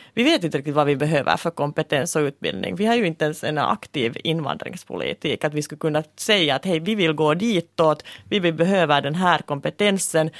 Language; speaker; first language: Swedish; native; Swedish